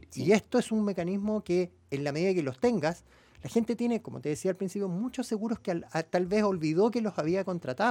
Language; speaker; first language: Spanish; native; Spanish